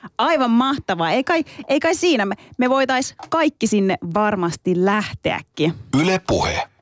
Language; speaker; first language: Finnish; early bilingual, other home language; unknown